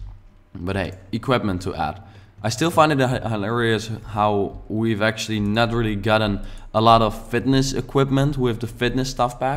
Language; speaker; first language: English; non-native, fluent; Dutch